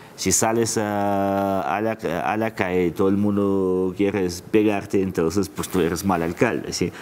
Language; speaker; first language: Spanish; non-native, fluent; Russian